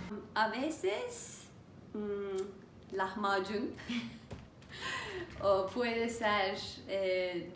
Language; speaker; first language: Spanish; non-native, learner; Turkish